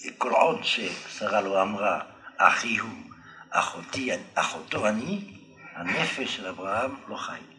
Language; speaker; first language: Hebrew; non-native, fluent; French